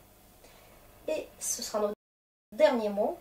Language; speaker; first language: French; non-native, fluent; Russian